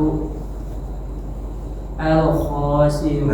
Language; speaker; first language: Arabic; non-native, learner; Indonesian